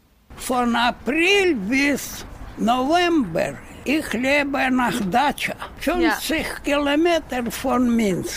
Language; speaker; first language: German; non-native, learner; Russian